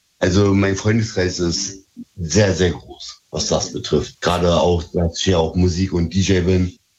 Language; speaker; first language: German; early bilingual, other home language; Turkish